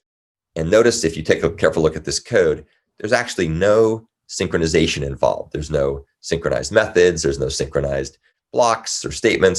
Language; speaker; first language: English; native; English